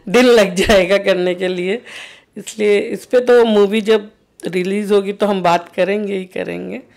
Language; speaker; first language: Hindi; native; Hindi